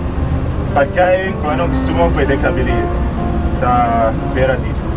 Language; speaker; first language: Filipino; non-native, learner; Arabic